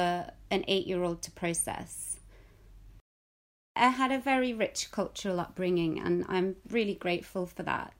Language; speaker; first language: English; early bilingual, other home language; Russian